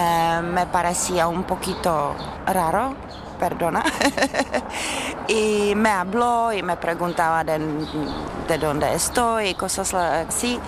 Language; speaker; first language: Spanish; non-native, fluent; Czech